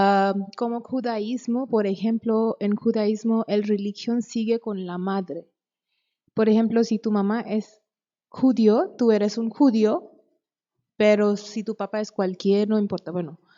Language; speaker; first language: Spanish; non-native, fluent; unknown